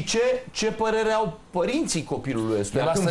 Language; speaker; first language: Romanian; native; Romanian